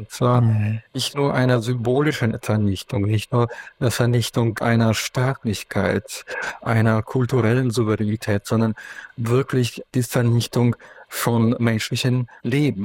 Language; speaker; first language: German; non-native, fluent; Ukrainian